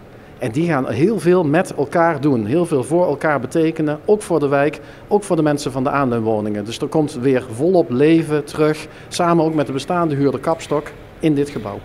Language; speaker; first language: Dutch; native; Dutch